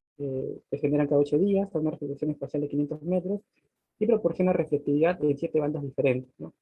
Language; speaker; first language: Spanish; native; Spanish